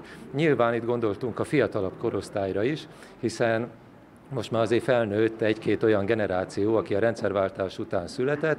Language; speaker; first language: Hungarian; native; Hungarian